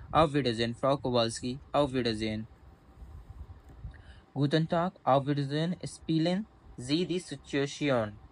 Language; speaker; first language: German; non-native, learner; Hindi